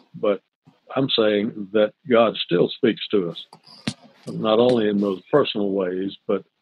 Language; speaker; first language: English; native; English